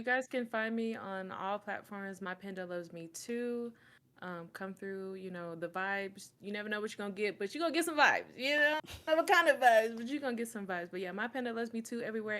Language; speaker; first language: English; native; English